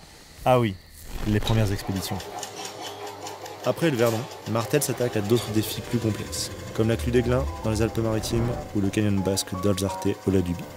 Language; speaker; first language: French; native; French